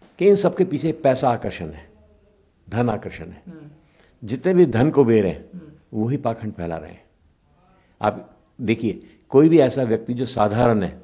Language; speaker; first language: Hindi; native; Hindi